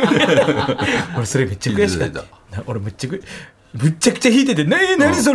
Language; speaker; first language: Japanese; native; Japanese